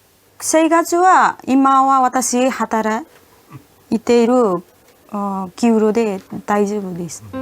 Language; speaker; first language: Japanese; non-native, learner; Nepali